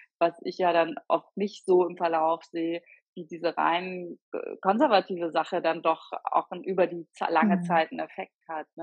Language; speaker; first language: German; native; German